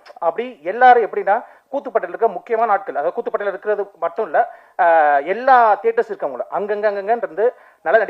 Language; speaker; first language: Tamil; native; Tamil